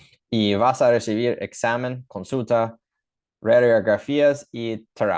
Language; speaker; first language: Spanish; early bilingual, heritage; English